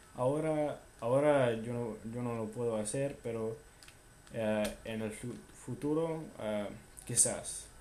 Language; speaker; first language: Spanish; non-native, learner; English